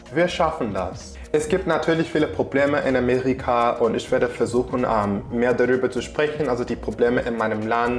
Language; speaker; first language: German; non-native, fluent; English